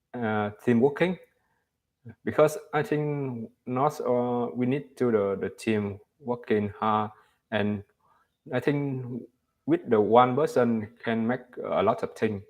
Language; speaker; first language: English; non-native, learner; Vietnamese